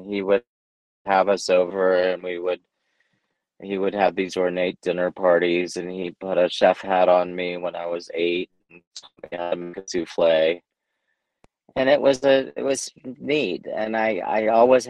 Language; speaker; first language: English; native; English